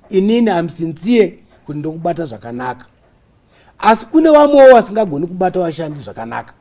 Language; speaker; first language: Shona; native; Shona